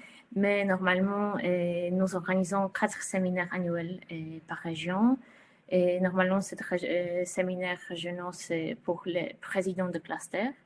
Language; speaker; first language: French; non-native, fluent; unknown